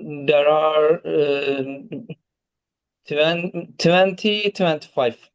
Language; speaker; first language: English; non-native, fluent; Turkish